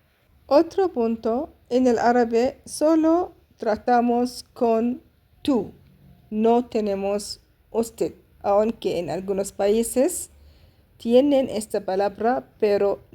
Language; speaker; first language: Spanish; non-native, fluent; Arabic